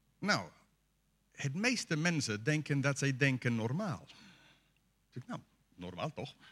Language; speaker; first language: Dutch; non-native, fluent; English